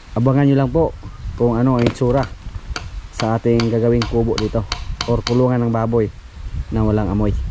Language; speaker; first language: Filipino; non-native, local second language; Cebuano